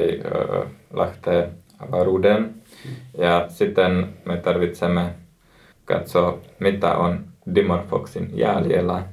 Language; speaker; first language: Finnish; non-native, learner; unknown